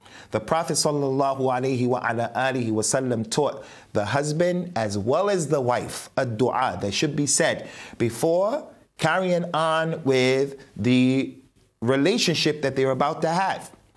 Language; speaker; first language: English; native; English